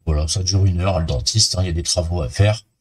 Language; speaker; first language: French; native; French